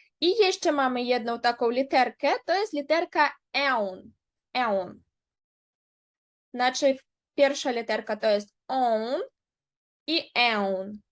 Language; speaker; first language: Polish; non-native, fluent; Ukrainian